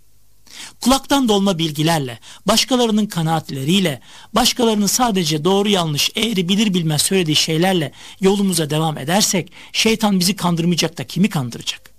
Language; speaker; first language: Turkish; native; Turkish